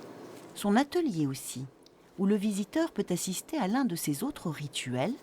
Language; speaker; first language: French; native; French